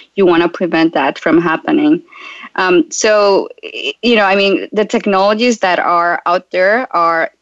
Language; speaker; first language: English; non-native, fluent; Spanish